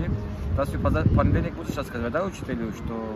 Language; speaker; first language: Russian; non-native, learner; Turkish